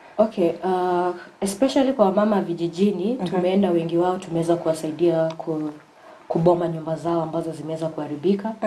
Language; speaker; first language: Swahili; non-native, local second language; Gusii